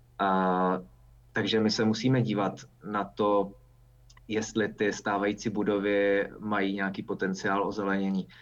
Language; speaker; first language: Czech; native; Czech